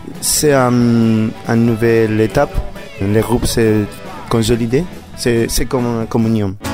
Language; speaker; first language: French; non-native, learner; Spanish